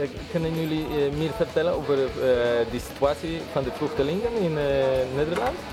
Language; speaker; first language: Dutch; non-native, learner; Polish